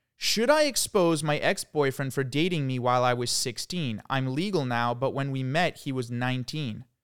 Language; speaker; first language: English; early bilingual, other home language; Croatian